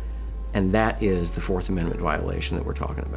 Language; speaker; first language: English; native; English